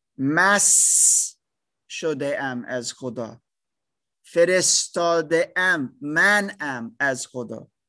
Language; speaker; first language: Persian; non-native, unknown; German